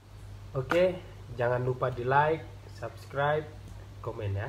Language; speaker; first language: Indonesian; non-native, local second language; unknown